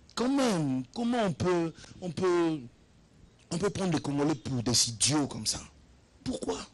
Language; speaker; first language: French; non-native, local second language; Lingala